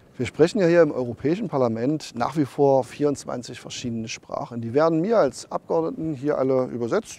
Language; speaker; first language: German; native; German